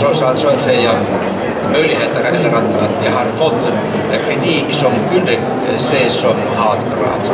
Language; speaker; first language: Swedish; non-native, fluent; Finnish